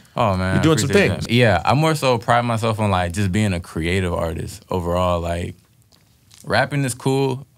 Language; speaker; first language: English; native; English